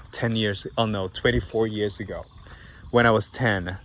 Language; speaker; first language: English; non-native, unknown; Thai